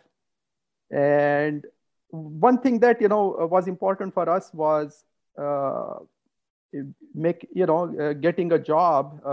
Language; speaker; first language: English; non-native, local second language; Hindi